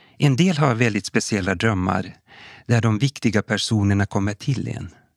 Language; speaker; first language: Swedish; native; Swedish